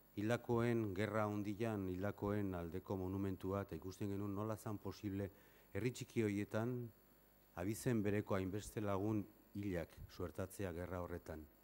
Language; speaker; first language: Basque; native; Basque